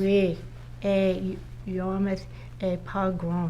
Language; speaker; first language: French; non-native, learner; English